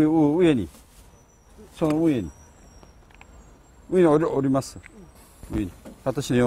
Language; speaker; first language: Japanese; non-native, learner; Korean